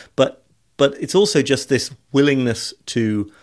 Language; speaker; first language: English; native; English